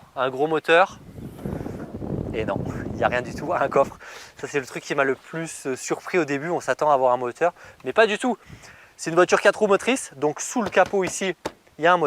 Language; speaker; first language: French; native; French